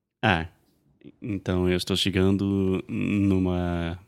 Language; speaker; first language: Portuguese; non-native, fluent; English